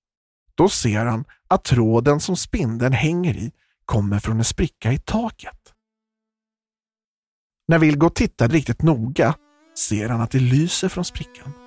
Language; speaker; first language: Swedish; native; Swedish